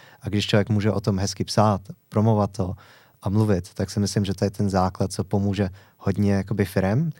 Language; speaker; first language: Czech; non-native, fluent; English